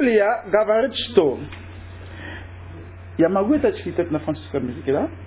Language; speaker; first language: Russian; non-native, learner; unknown